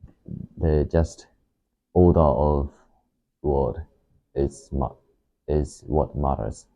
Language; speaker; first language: English; non-native, learner; Japanese